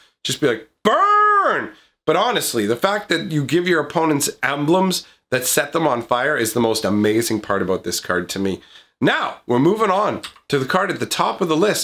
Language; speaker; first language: English; native; English